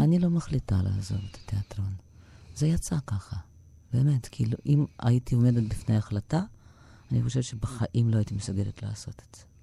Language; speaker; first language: Hebrew; non-native, fluent; Russian